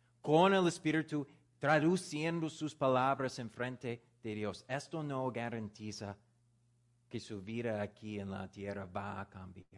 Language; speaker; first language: Spanish; non-native, learner; English